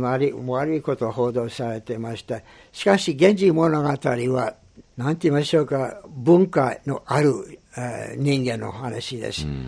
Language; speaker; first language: Japanese; non-native, fluent; English